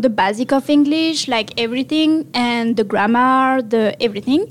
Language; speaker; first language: English; non-native, learner; French